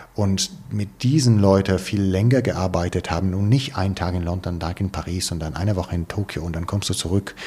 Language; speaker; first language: German; non-native, fluent; Italian